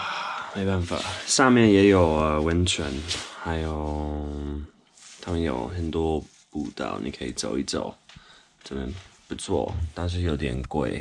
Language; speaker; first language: Chinese; non-native, fluent; English